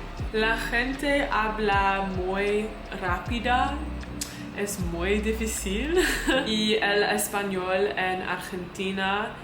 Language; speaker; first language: Spanish; non-native, learner; English